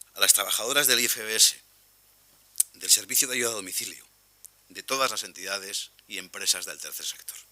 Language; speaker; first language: Spanish; native; Spanish